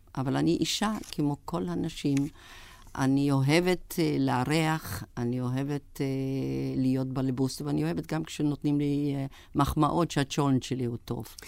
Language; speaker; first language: Hebrew; non-native, fluent; German